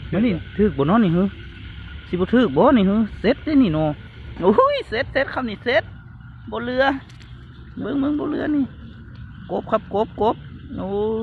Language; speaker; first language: Thai; native; Thai